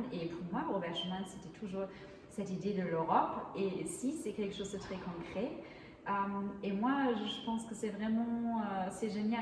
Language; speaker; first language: French; non-native, fluent; German